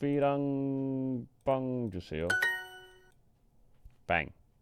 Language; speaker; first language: Korean; non-native, learner; English